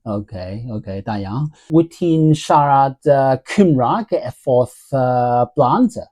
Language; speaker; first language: Welsh; non-native, learner; Cantonese